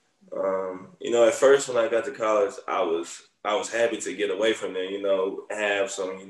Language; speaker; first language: English; native; English